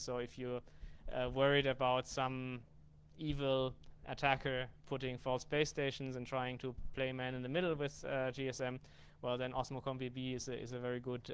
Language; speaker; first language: English; non-native, fluent; German